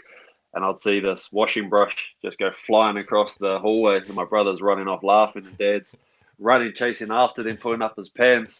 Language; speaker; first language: English; native; English